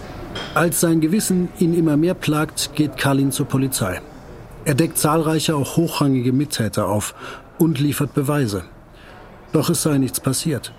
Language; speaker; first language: German; native; German